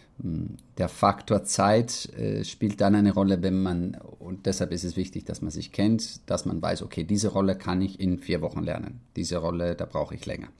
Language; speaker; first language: German; early bilingual, heritage; Italian